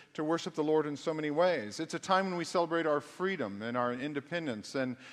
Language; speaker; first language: English; native; English